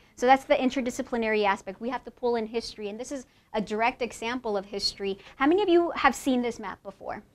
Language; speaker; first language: English; native; English